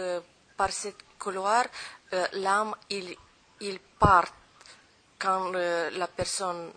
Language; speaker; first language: French; non-native, learner; Romanian